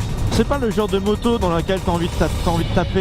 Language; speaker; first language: French; native; French